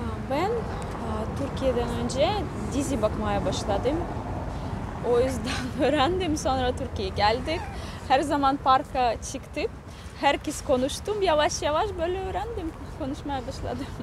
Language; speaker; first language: Turkish; non-native, learner; Russian